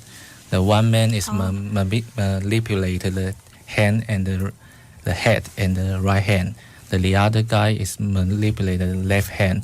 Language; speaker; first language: English; non-native, fluent; Chinese